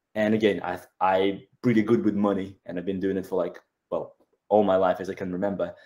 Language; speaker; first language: English; non-native, fluent; Russian